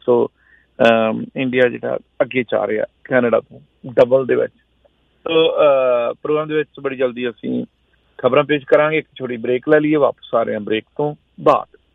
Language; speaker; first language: Punjabi; native; Punjabi